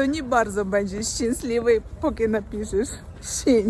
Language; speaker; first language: Polish; non-native, learner; Russian